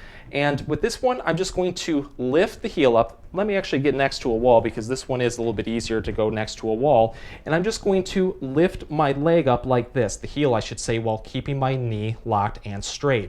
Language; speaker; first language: English; native; English